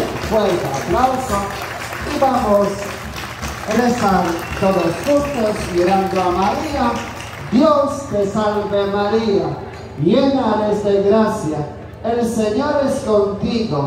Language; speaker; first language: Spanish; non-native, fluent; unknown